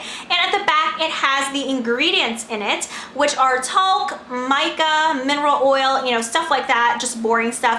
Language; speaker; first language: English; non-native, local second language; Filipino